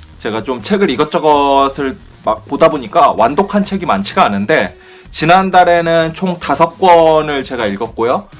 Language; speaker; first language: Korean; native; Korean